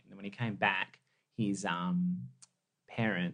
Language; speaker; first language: English; native; English